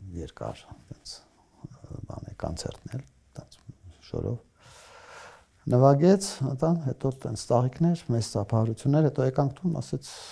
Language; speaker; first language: Armenian; native; Armenian